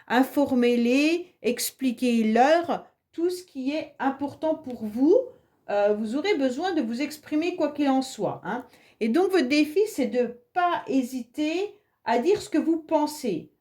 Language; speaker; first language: French; native; French